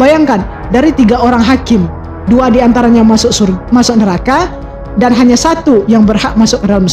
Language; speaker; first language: Indonesian; native; Indonesian